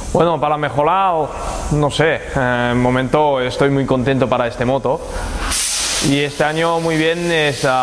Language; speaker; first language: Spanish; non-native, learner; Japanese